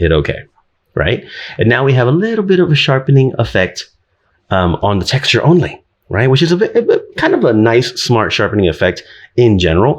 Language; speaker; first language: English; native; English